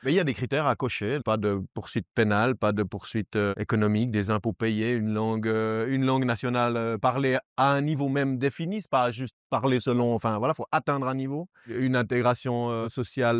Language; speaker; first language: French; native; French